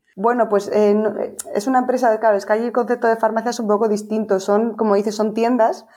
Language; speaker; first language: Spanish; native; Spanish